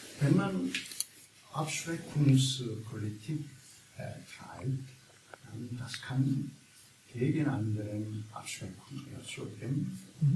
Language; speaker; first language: German; non-native, learner; Korean